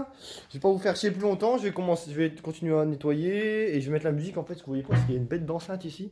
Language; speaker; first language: French; native; French